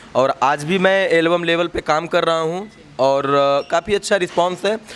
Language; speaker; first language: Hindi; native; Hindi